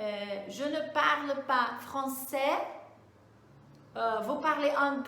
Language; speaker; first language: French; non-native, fluent; Portuguese